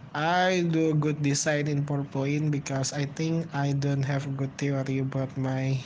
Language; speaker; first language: English; non-native, learner; Indonesian